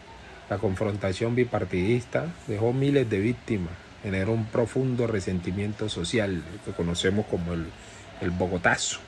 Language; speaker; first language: Spanish; native; Spanish